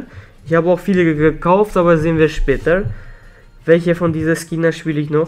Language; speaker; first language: German; non-native, learner; Albanian